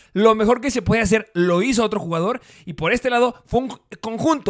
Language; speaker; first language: Spanish; native; Spanish